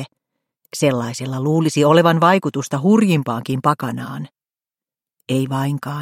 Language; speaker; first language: Finnish; native; Finnish